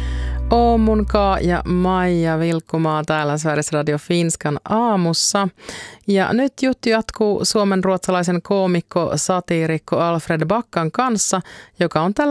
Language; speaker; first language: Finnish; native; Finnish